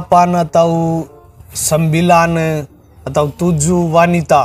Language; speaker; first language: Indonesian; non-native, learner; Hindi